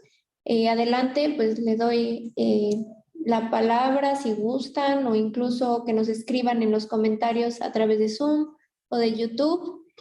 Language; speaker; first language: Spanish; native; Spanish